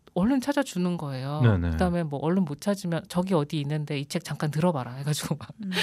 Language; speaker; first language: Korean; native; Korean